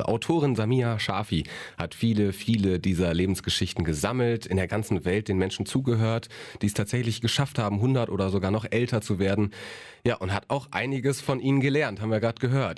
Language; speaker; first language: German; native; German